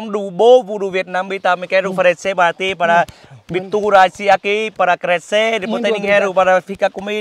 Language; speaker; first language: Portuguese; non-native, learner; Vietnamese